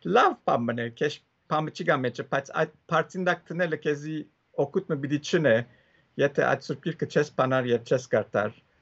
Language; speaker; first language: Armenian; early bilingual, heritage; Armenian